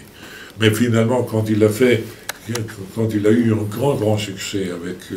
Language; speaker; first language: French; non-native, fluent; Swedish